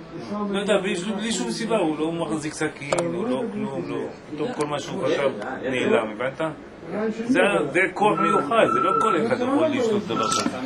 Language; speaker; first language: Hebrew; non-native, fluent; Russian